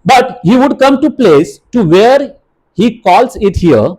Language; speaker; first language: English; non-native, local second language; Marathi